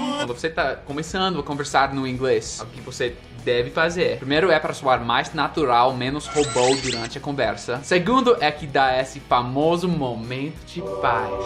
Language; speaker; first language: Portuguese; non-native, fluent; English